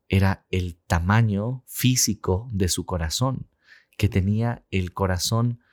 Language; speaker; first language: Spanish; native; Spanish